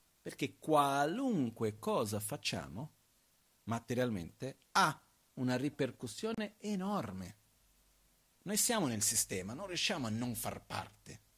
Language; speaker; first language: Italian; non-native, fluent; Portuguese